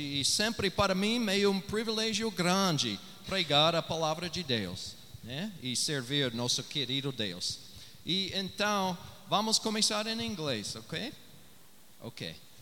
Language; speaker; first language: Portuguese; non-native, learner; English